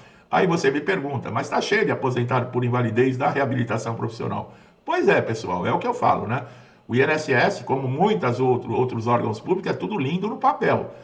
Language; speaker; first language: Portuguese; native; Portuguese